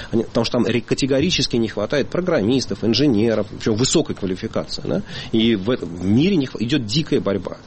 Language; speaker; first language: Russian; native; Russian